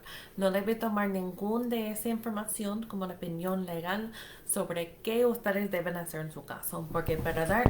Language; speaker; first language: Spanish; non-native, fluent; English